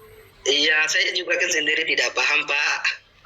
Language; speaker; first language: Indonesian; non-native, learner; Rohingya